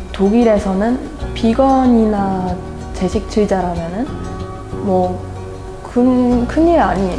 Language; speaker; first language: Korean; non-native, fluent; German